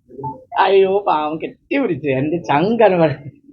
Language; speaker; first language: Malayalam; non-native, local second language; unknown